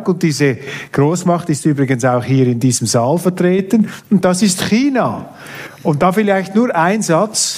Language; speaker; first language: German; native; German